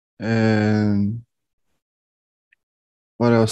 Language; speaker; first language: English; non-native, learner; Portuguese